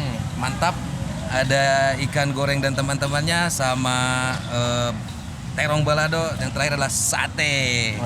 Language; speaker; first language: Indonesian; native; Indonesian